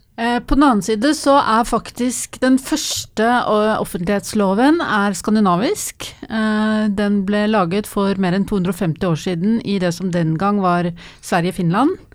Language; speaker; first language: Norwegian; native; Norwegian